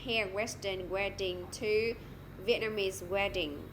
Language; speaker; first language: English; non-native, fluent; Vietnamese